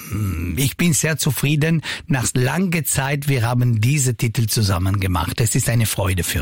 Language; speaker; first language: German; non-native, local second language; Italian